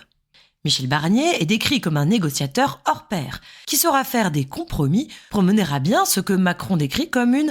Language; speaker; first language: French; native; French